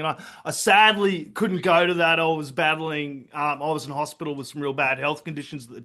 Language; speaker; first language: English; native; English